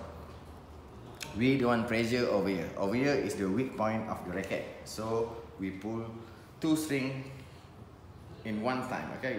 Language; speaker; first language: English; non-native, local second language; Malay